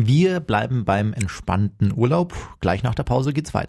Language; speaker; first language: German; native; German